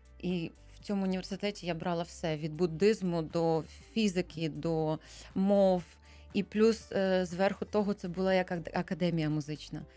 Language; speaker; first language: Ukrainian; early bilingual, heritage; Ukrainian